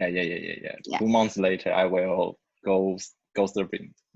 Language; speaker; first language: English; non-native, learner; Chinese